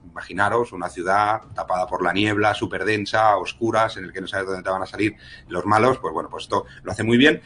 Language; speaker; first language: Spanish; native; Spanish